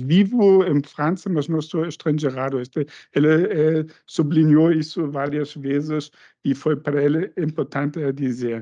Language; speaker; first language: Portuguese; non-native, fluent; German